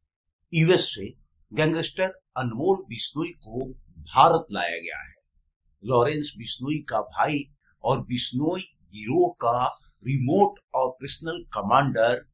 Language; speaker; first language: Hindi; native; Hindi